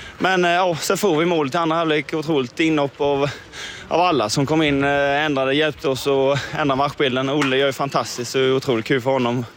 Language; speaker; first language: Swedish; native; Swedish